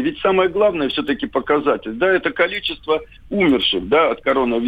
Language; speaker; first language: Russian; native; Russian